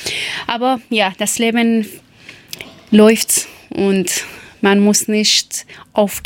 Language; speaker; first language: German; non-native, learner; Persian